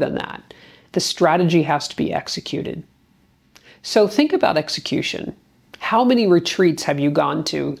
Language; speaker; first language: English; native; English